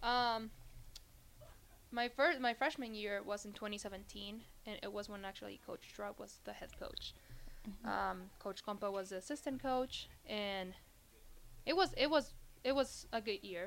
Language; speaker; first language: English; non-native, fluent; Spanish